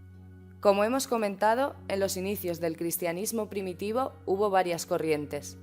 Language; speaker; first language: Spanish; native; Spanish